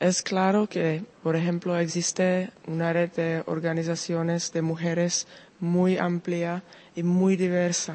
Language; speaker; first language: Spanish; non-native, fluent; Czech